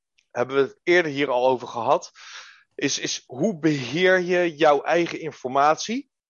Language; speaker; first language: Dutch; native; Dutch